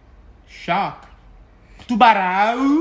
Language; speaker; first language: Portuguese; non-native, learner; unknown